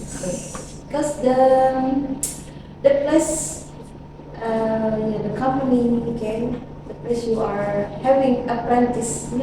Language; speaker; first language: English; non-native, fluent; Indonesian